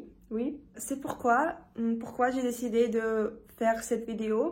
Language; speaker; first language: French; non-native, learner; Russian